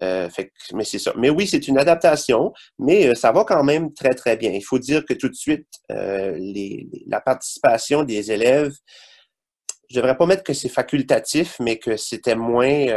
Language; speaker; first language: French; native; French